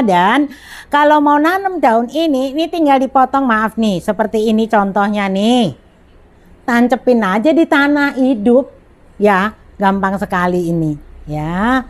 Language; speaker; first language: Indonesian; native; Indonesian